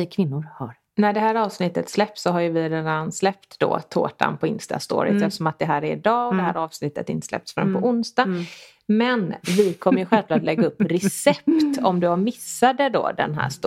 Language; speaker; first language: Swedish; native; Swedish